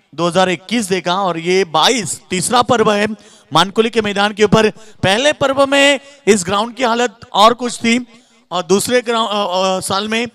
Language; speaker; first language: Hindi; non-native, local second language; Marathi